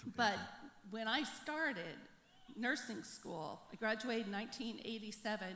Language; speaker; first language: English; native; English